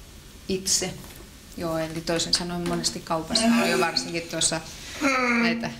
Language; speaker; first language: Finnish; native; Finnish